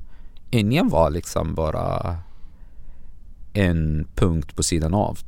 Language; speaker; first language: Swedish; non-native, fluent; Arabic